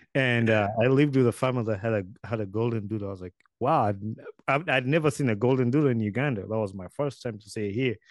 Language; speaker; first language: English; non-native, local second language; Ganda